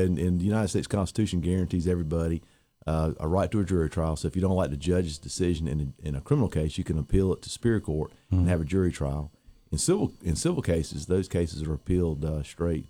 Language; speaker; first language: English; native; English